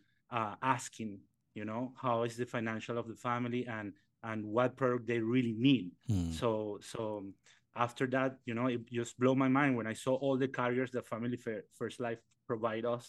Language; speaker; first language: English; non-native, fluent; Spanish